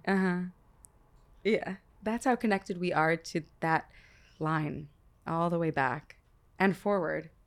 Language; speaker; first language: English; early bilingual, other home language; Hebrew